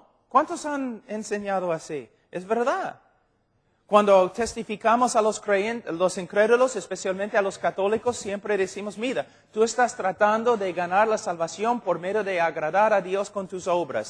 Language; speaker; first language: Spanish; non-native, fluent; English